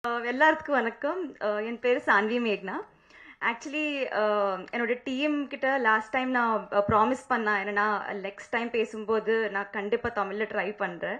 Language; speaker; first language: Tamil; non-native, learner; Telugu